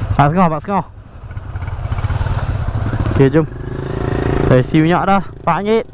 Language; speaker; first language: Malay; native; Malay